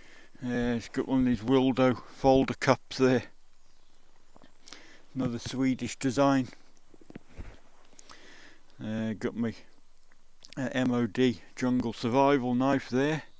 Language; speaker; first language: English; native; English